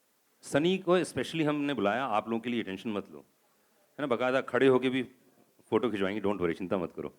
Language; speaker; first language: Hindi; native; Hindi